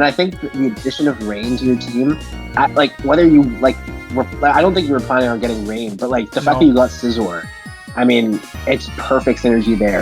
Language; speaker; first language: English; native; English